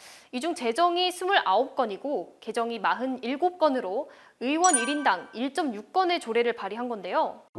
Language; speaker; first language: Korean; native; Korean